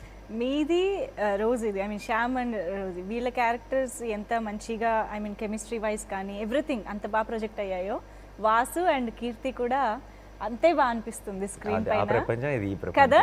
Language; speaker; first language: Telugu; native; Telugu